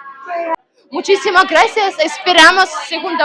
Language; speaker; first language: Spanish; non-native, fluent; Ukrainian